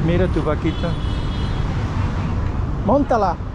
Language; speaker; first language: Spanish; non-native, fluent; English